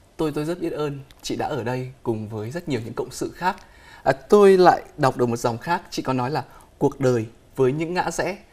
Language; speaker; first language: Vietnamese; native; Vietnamese